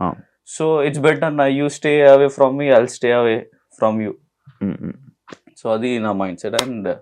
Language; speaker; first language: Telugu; non-native, learner; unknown